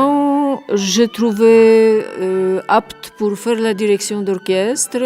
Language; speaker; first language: French; non-native, fluent; Polish